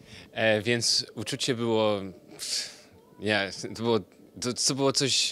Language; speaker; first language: Polish; early bilingual, heritage; Polish